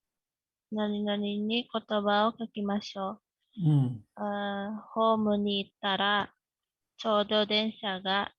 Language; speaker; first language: Japanese; non-native, learner; Indonesian